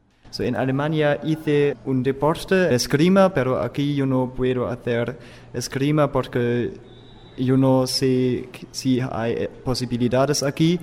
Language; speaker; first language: Spanish; non-native, learner; German